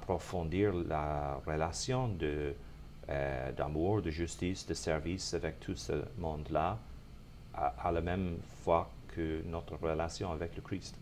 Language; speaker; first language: French; non-native, fluent; English